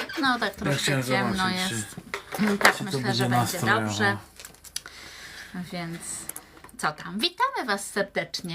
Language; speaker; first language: Polish; native; Polish